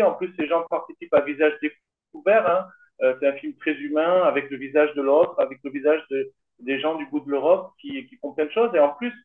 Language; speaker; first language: French; native; French